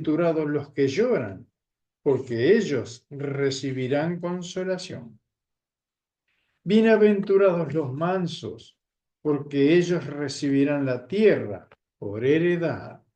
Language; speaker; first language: Spanish; native; Spanish